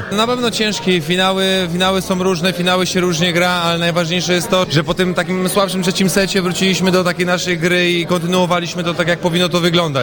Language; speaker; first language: Polish; native; Polish